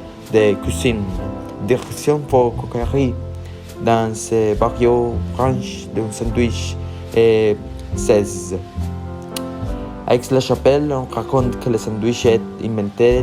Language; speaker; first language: French; non-native, learner; Spanish